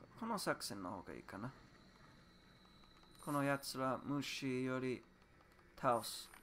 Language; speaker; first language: Japanese; non-native, learner; English